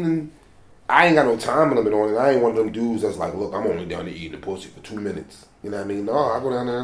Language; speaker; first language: English; native; English